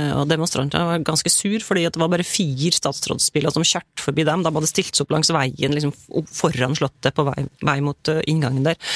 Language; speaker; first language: Norwegian; native; Norwegian